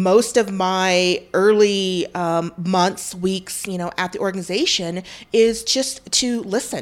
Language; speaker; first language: English; native; English